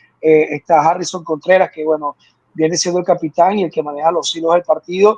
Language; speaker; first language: Spanish; native; Spanish